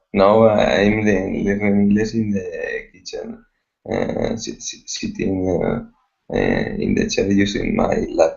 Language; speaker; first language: English; non-native, learner; Spanish